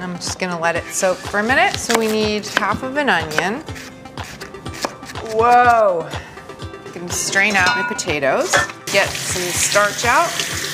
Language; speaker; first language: English; native; English